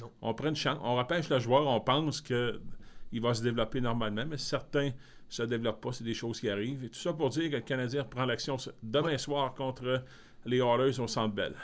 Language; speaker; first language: French; native; French